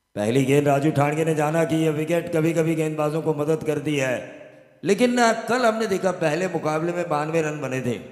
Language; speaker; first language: Hindi; non-native, local second language; Marathi